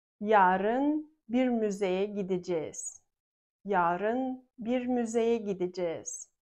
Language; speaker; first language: Turkish; non-native, fluent; Russian